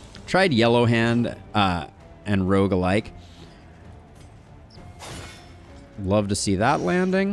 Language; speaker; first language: English; native; English